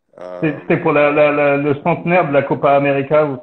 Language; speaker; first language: French; native; French